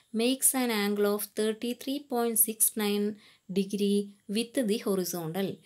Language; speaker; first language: English; non-native, local second language; Malayalam